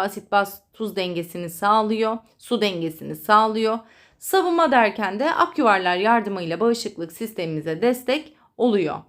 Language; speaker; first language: Turkish; native; Turkish